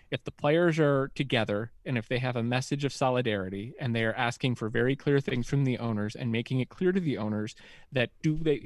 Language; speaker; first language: English; native; English